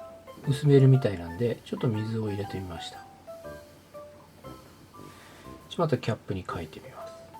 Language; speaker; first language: Japanese; native; Japanese